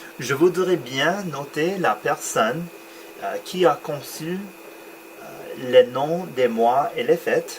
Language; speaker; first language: French; non-native, learner; English